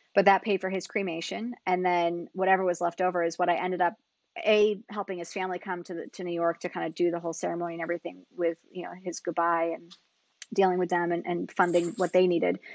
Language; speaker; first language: English; native; English